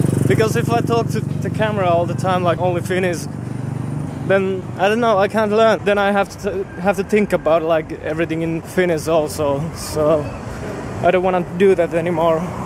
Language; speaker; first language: English; non-native, fluent; Finnish